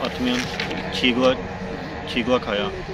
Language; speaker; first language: Korean; non-native, learner; Punjabi